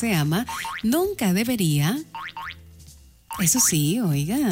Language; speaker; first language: Spanish; native; Spanish